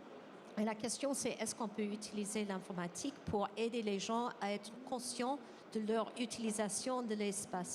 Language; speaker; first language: French; non-native, fluent; English